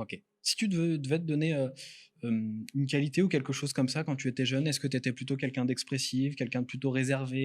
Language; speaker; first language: French; native; French